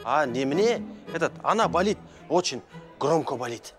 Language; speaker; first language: Russian; non-native, local second language; Kazakh